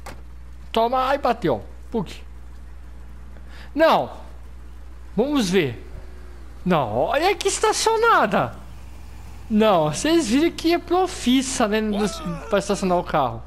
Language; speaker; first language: Portuguese; native; Portuguese